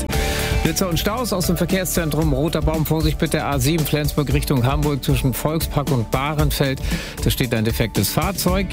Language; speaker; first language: German; native; German